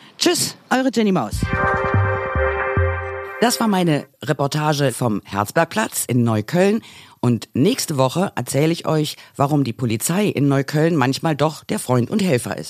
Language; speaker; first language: German; native; German